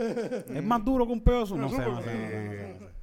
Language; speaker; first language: Spanish; native; Spanish